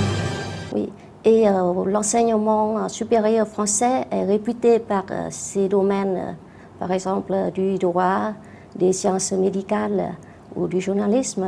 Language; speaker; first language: French; non-native, fluent; Vietnamese